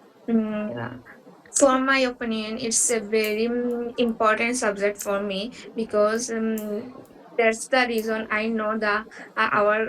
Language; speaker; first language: English; non-native, learner; Bangla